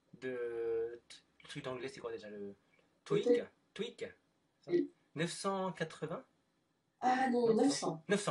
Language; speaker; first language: French; non-native, fluent; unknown